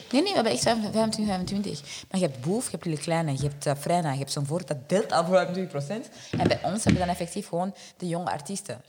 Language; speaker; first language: Dutch; early bilingual, other home language; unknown